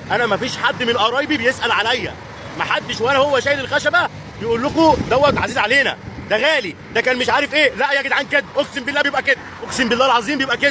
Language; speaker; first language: Arabic; native; Arabic